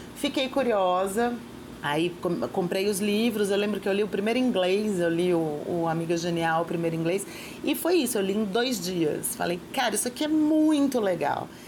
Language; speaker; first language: Portuguese; native; Portuguese